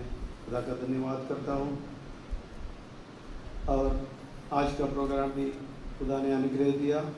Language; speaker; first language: Hindi; non-native, local second language; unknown